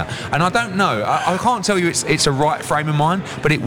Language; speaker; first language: English; native; English